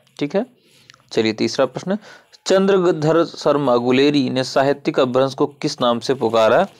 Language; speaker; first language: Hindi; native; Hindi